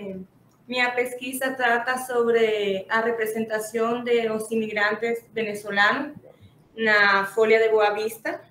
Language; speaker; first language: Portuguese; non-native, fluent; Spanish